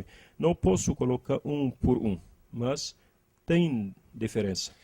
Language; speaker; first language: Portuguese; non-native, learner; Arabic